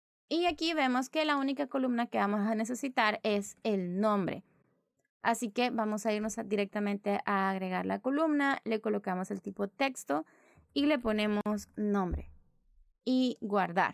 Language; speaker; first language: Spanish; native; Spanish